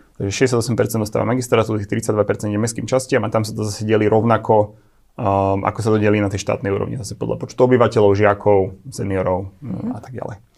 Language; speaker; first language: Slovak; native; Slovak